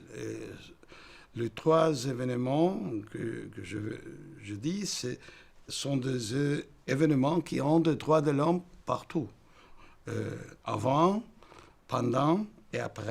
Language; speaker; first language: French; non-native, fluent; Spanish